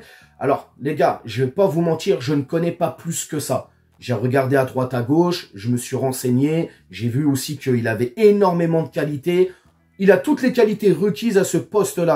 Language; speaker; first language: French; native; French